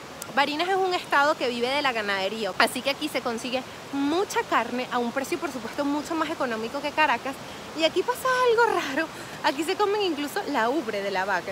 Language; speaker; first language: Spanish; native; Spanish